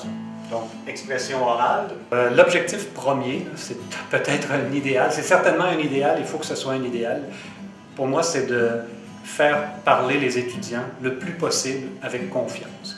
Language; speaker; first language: French; native; French